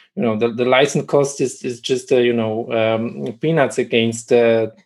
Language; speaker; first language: English; non-native, fluent; Polish